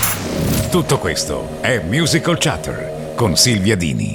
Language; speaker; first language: Italian; native; Italian